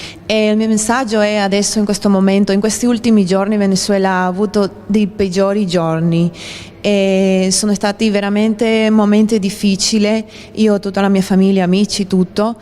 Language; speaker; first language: Italian; non-native, fluent; Spanish